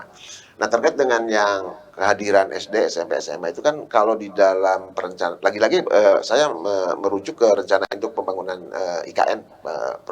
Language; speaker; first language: Indonesian; native; Indonesian